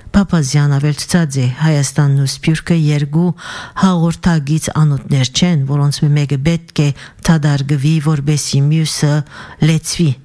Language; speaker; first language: Armenian; early bilingual, heritage; Armenian